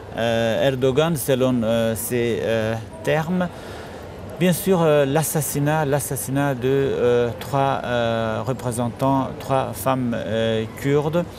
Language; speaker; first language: French; non-native, fluent; Kurdish